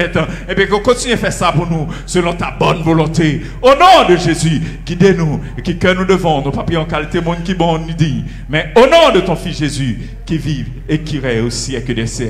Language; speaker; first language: French; non-native, local second language; Haitian Creole